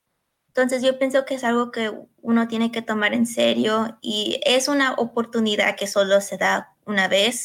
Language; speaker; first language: Spanish; early bilingual, heritage; Spanish